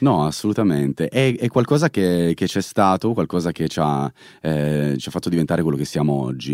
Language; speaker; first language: Italian; native; Italian